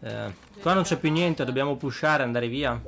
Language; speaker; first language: Italian; native; Italian